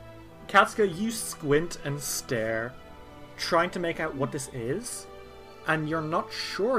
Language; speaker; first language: English; native; English